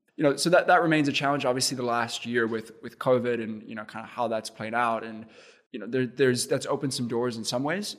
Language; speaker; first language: English; native; English